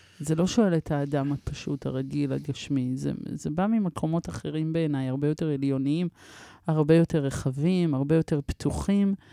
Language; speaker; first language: Hebrew; early bilingual, other home language; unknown